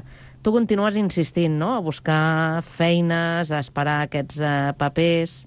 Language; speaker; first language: Catalan; native; Catalan